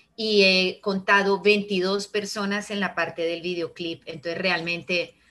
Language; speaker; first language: Spanish; early bilingual, heritage; Italian